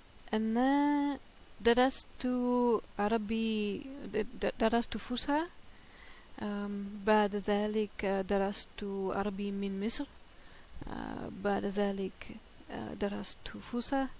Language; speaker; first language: Arabic; non-native, learner; German